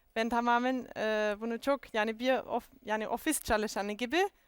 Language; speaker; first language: Turkish; non-native, fluent; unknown